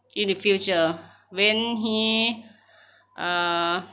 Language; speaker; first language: English; non-native, learner; Thai